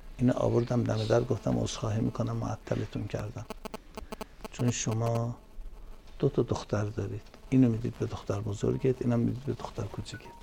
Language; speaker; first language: Persian; native; Persian